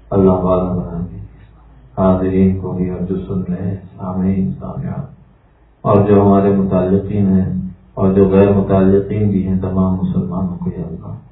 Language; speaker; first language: Urdu; native; Urdu